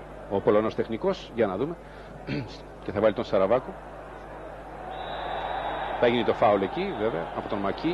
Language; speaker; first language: Greek; native; Greek